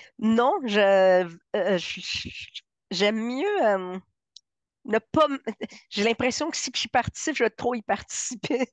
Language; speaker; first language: French; early bilingual, other home language; Spanish